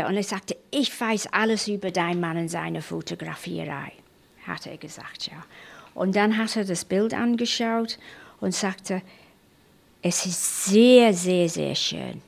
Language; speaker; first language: German; non-native, fluent; English